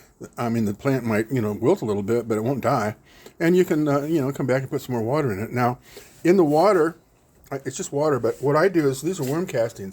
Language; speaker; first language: English; native; English